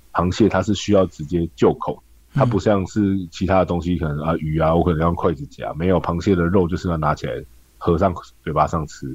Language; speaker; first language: Chinese; native; Chinese